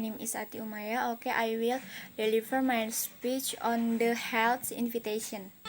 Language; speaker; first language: English; non-native, learner; Indonesian